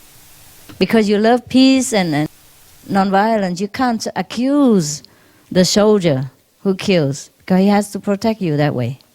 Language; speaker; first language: English; non-native, fluent; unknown